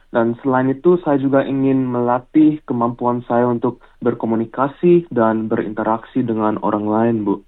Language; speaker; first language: Indonesian; early bilingual, heritage; English